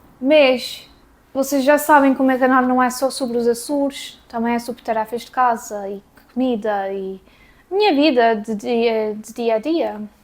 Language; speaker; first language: Portuguese; early bilingual, heritage; Portuguese